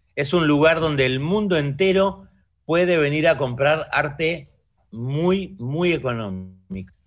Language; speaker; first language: Spanish; native; Spanish